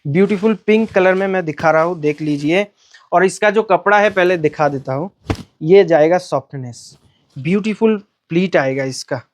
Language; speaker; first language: Hindi; non-native, local second language; Bangla